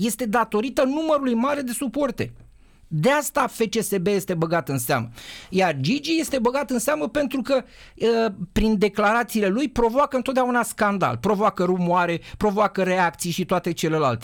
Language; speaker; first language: Romanian; native; Romanian